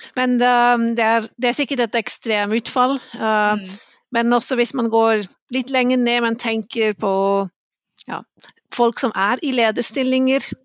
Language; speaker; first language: Norwegian; non-native, fluent; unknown